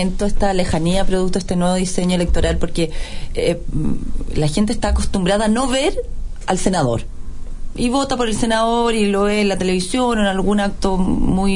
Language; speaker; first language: Spanish; native; Spanish